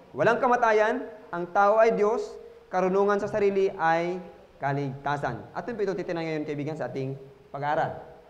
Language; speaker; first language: Filipino; non-native, local second language; Cebuano